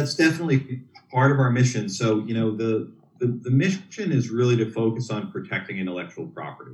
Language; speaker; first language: English; native; English